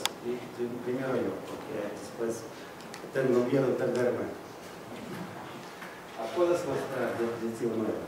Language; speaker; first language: Spanish; non-native, fluent; Russian